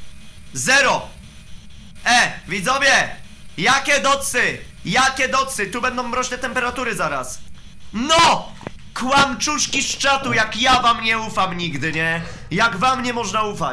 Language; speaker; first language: Polish; native; Polish